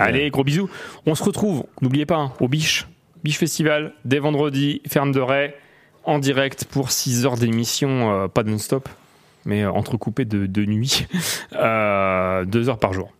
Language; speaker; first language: French; native; French